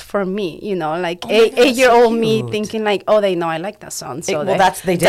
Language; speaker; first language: English; non-native, fluent; Spanish